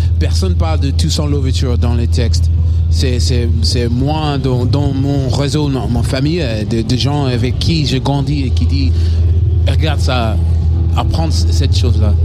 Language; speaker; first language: French; non-native, learner; English